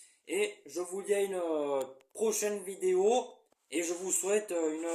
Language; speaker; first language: French; native; French